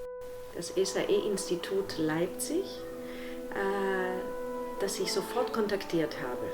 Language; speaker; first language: German; non-native, fluent; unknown